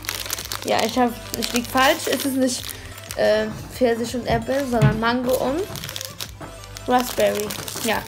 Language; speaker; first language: German; early bilingual, other home language; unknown